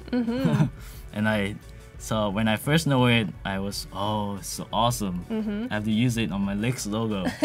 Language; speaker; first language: English; non-native, local second language; Cantonese